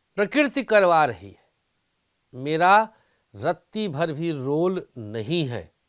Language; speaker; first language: Hindi; native; Hindi